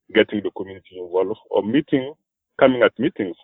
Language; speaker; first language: English; non-native, fluent; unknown